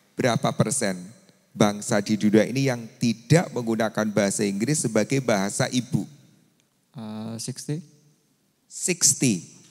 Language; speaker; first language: Indonesian; native; Indonesian